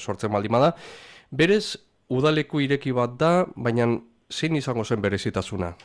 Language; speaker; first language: Basque; native; Basque